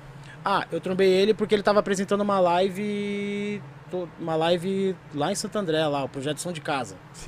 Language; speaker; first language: Portuguese; native; Portuguese